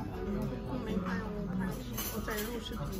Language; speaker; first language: Chinese; non-native, learner; Korean